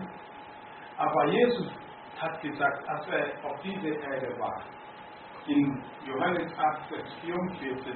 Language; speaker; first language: German; non-native, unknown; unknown